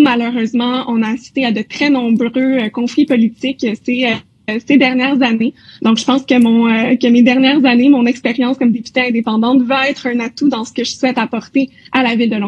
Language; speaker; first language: French; native; French